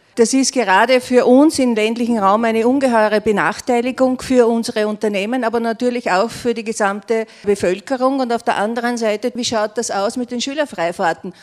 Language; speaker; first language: German; native; German